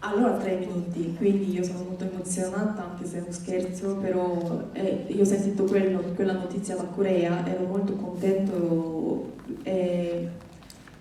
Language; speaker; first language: Italian; non-native, fluent; Korean